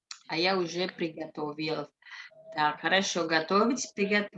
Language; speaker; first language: Russian; non-native, fluent; Indonesian